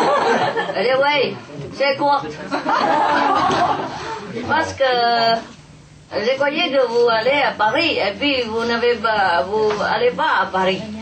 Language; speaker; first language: French; non-native, learner; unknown